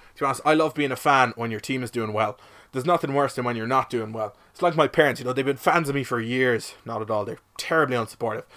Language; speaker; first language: English; native; English